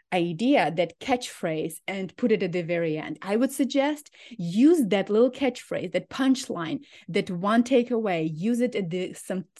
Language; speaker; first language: English; non-native, fluent; Ukrainian